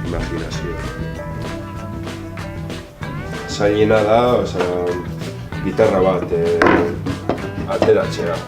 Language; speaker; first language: Basque; non-native, local second language; Spanish